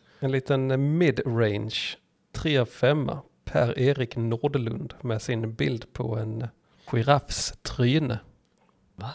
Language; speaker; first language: Swedish; native; Swedish